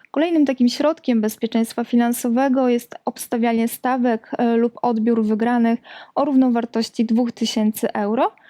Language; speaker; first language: Polish; native; Polish